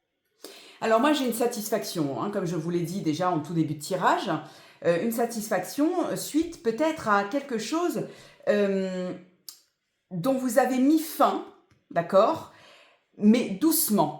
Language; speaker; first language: French; native; French